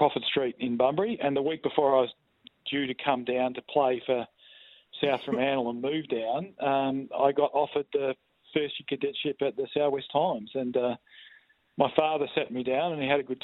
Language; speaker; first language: English; native; English